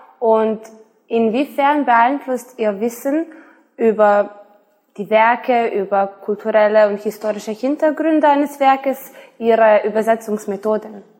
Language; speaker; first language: German; non-native, fluent; Serbian